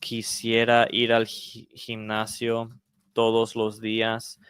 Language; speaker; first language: Spanish; non-native, fluent; English